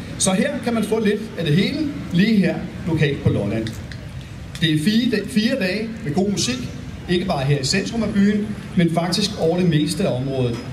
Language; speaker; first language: Danish; native; Danish